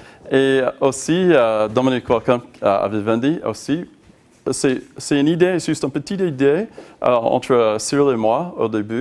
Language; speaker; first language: French; non-native, learner; English